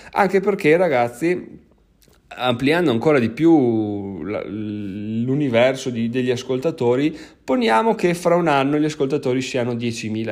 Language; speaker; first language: Italian; native; Italian